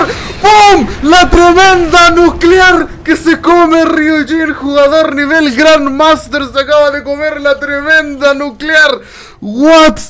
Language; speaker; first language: Spanish; native; Spanish